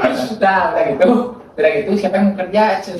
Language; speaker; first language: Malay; non-native, local second language; Sundanese